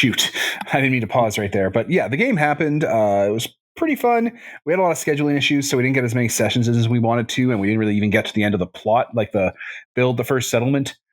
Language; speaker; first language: English; native; English